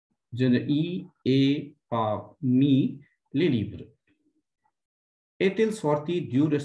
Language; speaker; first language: French; non-native, fluent; Hindi